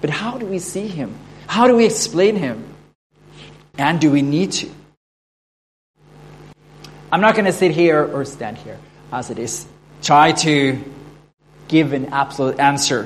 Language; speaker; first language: English; non-native, fluent; Norwegian